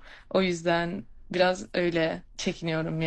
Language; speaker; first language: Turkish; early bilingual, heritage; English